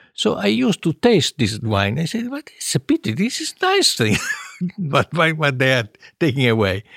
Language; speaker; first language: English; non-native, fluent; Italian